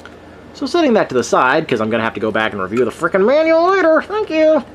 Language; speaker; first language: English; native; English